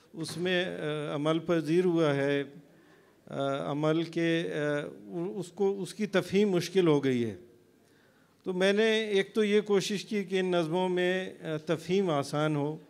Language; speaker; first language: Urdu; non-native, local second language; Baluchi